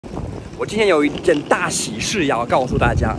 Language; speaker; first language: Chinese; non-native, fluent; French